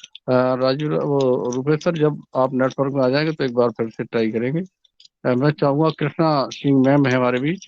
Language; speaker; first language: Hindi; native; Hindi